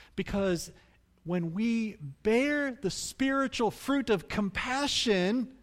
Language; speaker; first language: English; native; English